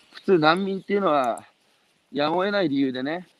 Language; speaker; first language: Japanese; native; Japanese